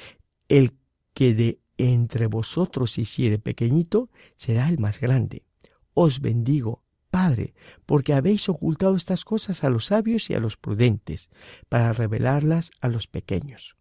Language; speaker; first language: Spanish; native; Spanish